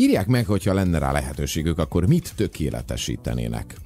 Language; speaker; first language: Hungarian; native; Hungarian